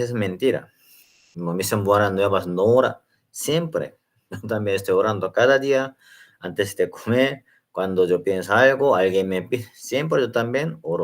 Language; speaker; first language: Spanish; non-native, learner; Korean